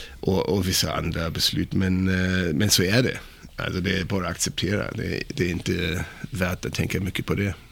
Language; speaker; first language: Swedish; non-native, fluent; German